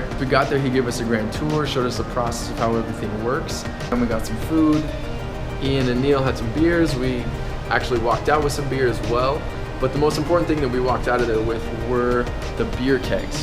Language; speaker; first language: English; native; English